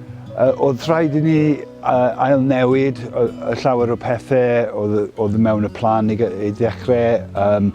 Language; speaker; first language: Welsh; non-native, fluent; English